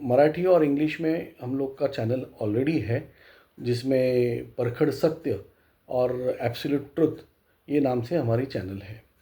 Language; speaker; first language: Hindi; non-native, local second language; Marathi